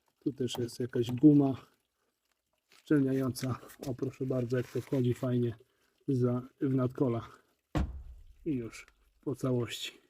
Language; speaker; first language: Polish; native; Polish